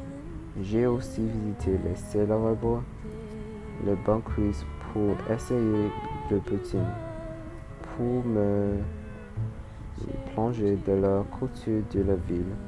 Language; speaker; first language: French; non-native, learner; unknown